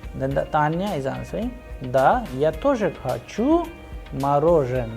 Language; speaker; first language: Russian; non-native, fluent; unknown